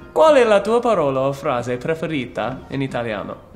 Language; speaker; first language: Italian; non-native, learner; English